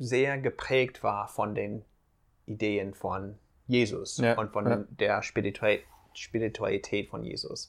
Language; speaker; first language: German; non-native, fluent; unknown